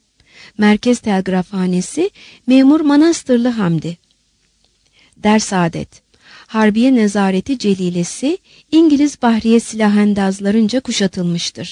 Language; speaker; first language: Turkish; native; Turkish